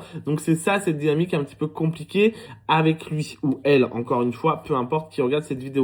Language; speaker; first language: French; native; French